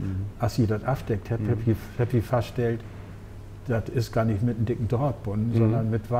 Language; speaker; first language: German; native; German